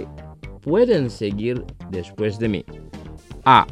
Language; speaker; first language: Spanish; non-native, fluent; Indonesian